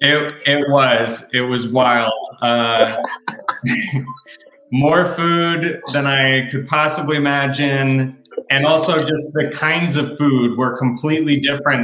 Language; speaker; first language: English; native; English